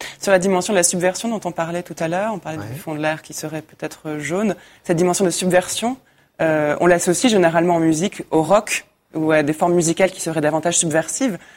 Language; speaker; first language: French; native; French